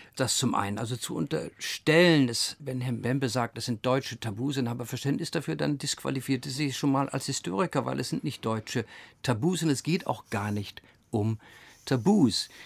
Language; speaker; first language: German; early bilingual, other home language; English